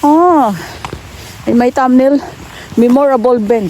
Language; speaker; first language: English; non-native, learner; Filipino